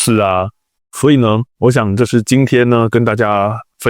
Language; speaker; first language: Chinese; native; Chinese